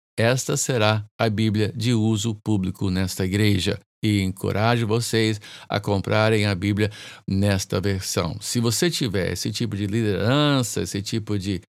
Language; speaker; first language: Portuguese; non-native, fluent; English